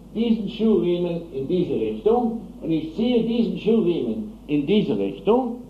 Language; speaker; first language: German; non-native, fluent; English